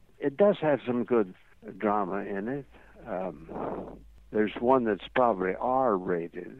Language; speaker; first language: English; native; English